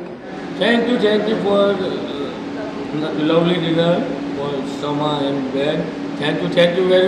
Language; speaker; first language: English; non-native, learner; Gujarati